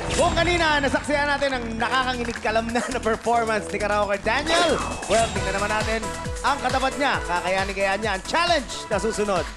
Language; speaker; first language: Filipino; native; Filipino